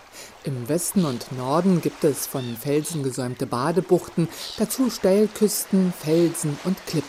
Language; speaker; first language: German; native; German